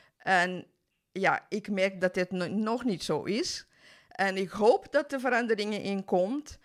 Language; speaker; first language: Dutch; non-native, fluent; Portuguese